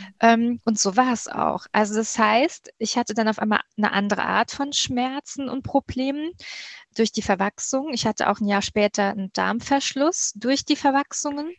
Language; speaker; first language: German; native; German